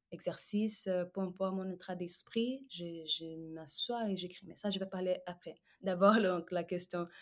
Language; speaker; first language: French; non-native, fluent; Portuguese